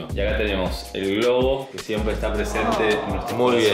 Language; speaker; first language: Spanish; native; Spanish